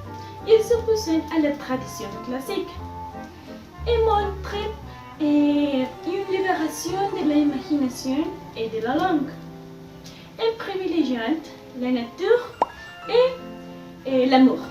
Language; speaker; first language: French; non-native, learner; Spanish